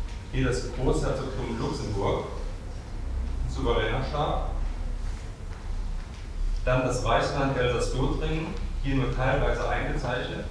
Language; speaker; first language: German; native; German